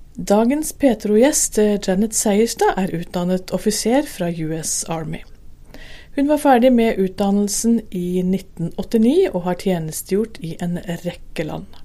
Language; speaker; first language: Norwegian; native; Norwegian